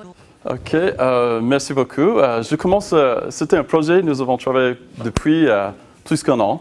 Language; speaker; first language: French; non-native, learner; English